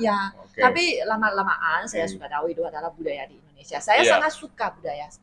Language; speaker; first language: Indonesian; non-native, fluent; Chinese